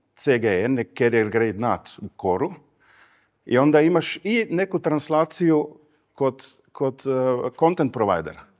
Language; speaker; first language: Serbian; non-native, fluent; Slovenian